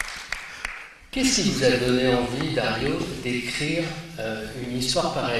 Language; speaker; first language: French; native; French